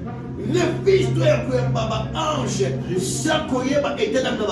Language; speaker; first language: French; non-native, local second language; Lingala